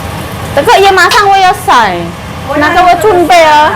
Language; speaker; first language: Chinese; non-native, learner; Indonesian